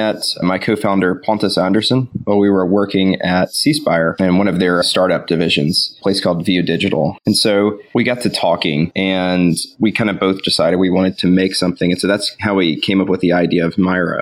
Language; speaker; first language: English; native; English